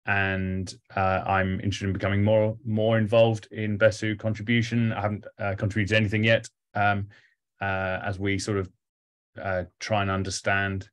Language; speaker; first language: English; native; English